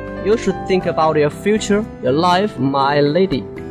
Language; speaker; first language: English; non-native, fluent; Chinese